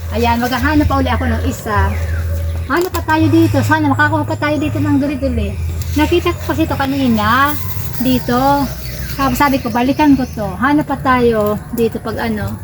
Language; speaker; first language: Filipino; non-native, local second language; Bikol